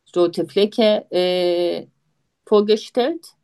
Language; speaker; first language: German; non-native, learner; Turkish